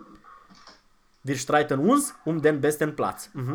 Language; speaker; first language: German; non-native, fluent; Romanian